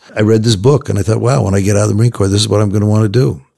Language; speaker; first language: English; native; English